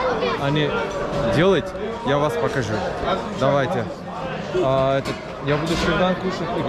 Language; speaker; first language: Russian; non-native, learner; Turkish